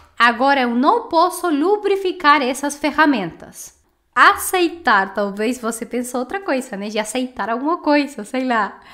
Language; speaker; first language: Portuguese; non-native, fluent; Spanish